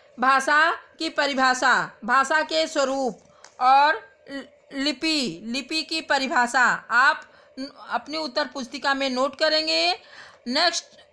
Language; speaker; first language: Hindi; native; Hindi